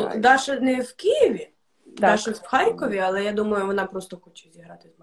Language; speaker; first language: Ukrainian; non-native, local second language; Russian